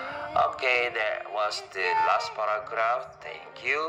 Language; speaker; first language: English; non-native, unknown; Indonesian